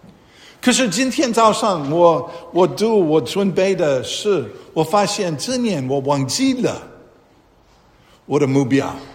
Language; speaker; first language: Chinese; non-native, fluent; English